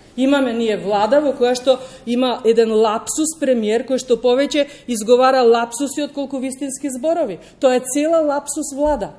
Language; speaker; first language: Macedonian; native; Macedonian